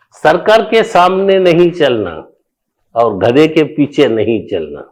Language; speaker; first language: Hindi; non-native, local second language; Telugu